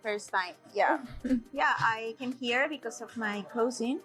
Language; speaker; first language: English; non-native, learner; Spanish